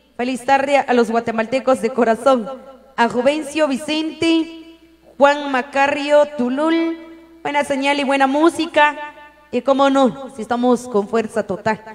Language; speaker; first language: Spanish; native; Spanish